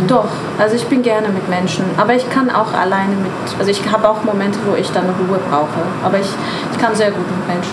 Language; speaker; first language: German; non-native, fluent; Persian